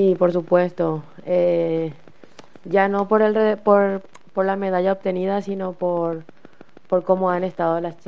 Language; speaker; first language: Spanish; native; Spanish